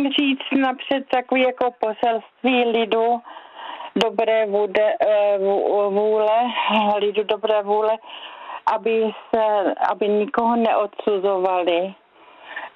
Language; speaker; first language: Czech; native; Czech